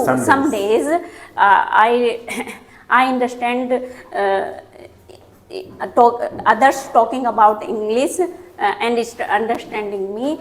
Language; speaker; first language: English; non-native, learner; Hindi